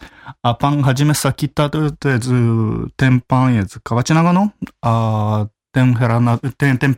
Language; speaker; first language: Czech; non-native, fluent; Japanese